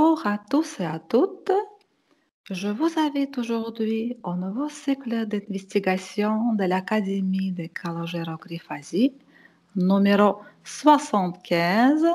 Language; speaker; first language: French; non-native, fluent; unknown